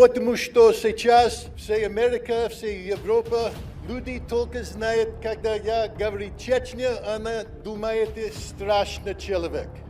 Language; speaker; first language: Russian; non-native, learner; English